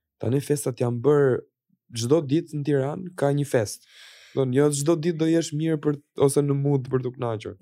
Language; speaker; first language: Albanian; native; Albanian